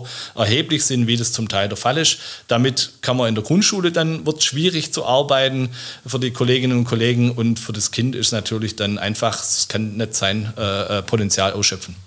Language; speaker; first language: German; native; German